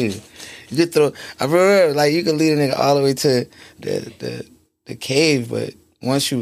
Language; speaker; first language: English; native; English